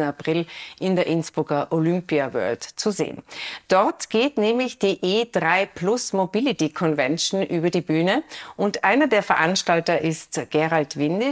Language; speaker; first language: German; native; German